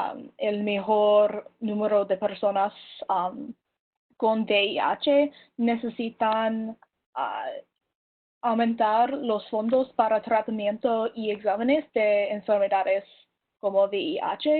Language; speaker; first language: Spanish; non-native, learner; English